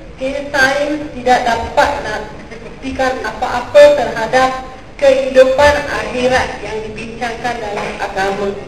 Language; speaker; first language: Malay; non-native, local second language; Tamil